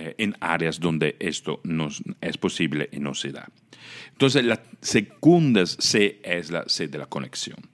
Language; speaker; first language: Spanish; non-native, fluent; Italian